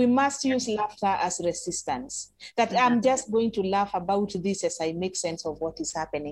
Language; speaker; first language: English; non-native, local second language; Masai